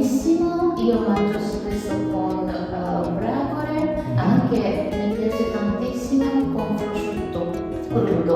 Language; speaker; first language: Italian; non-native, fluent; Japanese